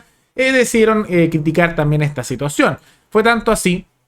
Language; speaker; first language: Spanish; native; Spanish